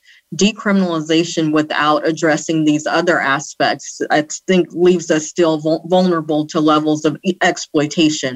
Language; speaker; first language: English; native; English